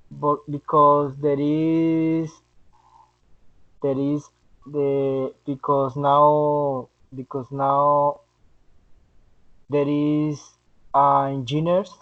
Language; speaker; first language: English; non-native, learner; Spanish